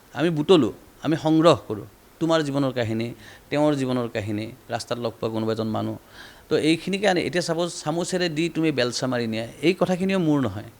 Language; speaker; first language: Assamese; native; Assamese